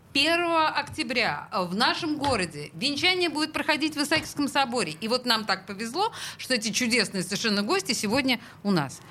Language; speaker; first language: Russian; native; Russian